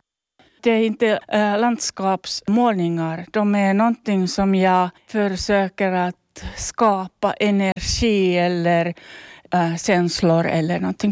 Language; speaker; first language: Swedish; non-native, local second language; Finnish